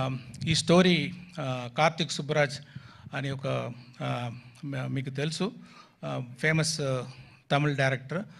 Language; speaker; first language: Telugu; non-native, fluent; Tamil